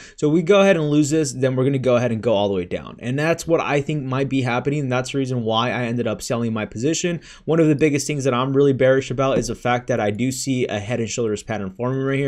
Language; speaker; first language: English; native; English